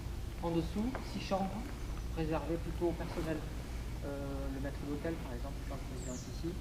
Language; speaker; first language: French; native; French